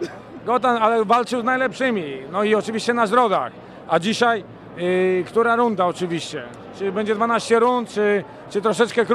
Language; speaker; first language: Polish; native; Polish